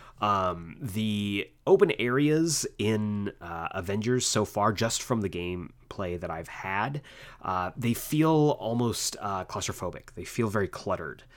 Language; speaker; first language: English; native; English